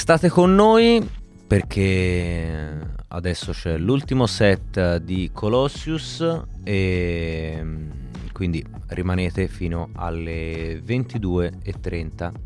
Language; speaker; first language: Italian; native; Italian